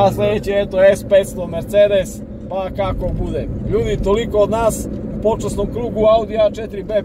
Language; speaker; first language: Serbian; native; Serbian